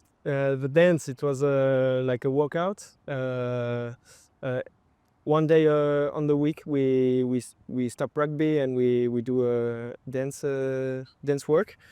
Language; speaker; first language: English; non-native, fluent; French